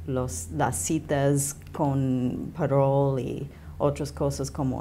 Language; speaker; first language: Spanish; non-native, learner; English